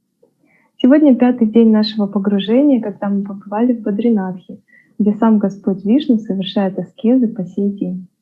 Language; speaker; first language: Russian; native; Russian